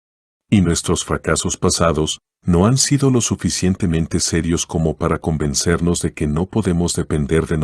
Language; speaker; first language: Spanish; native; Spanish